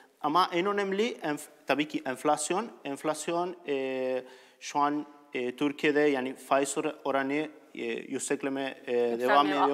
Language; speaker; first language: Turkish; non-native, learner; Spanish